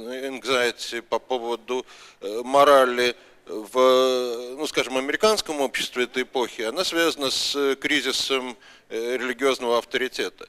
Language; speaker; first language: Russian; native; Russian